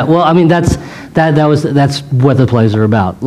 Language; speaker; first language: English; native; English